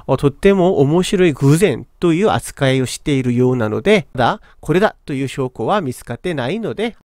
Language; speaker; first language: Japanese; non-native, fluent; Korean